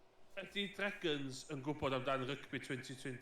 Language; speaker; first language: Welsh; native; Welsh